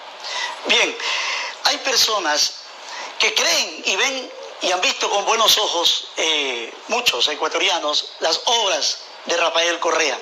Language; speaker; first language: Spanish; native; Spanish